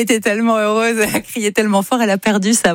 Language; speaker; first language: French; native; French